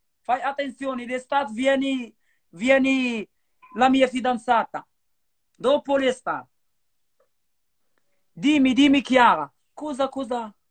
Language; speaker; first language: Italian; non-native, learner; Arabic